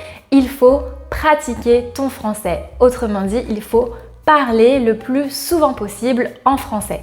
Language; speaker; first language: French; native; French